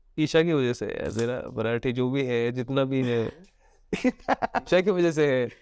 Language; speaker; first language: Hindi; native; Hindi